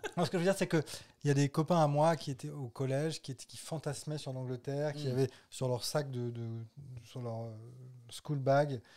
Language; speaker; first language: French; native; French